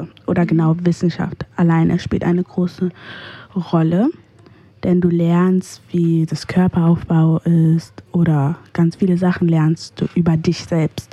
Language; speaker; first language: German; early bilingual, other home language; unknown